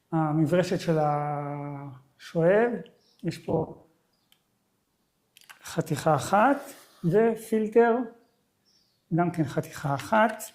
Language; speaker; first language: Hebrew; native; Hebrew